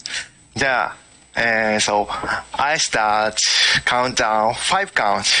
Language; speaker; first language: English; non-native, learner; Japanese